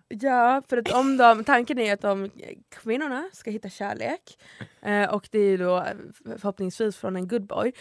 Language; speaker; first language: Swedish; native; Swedish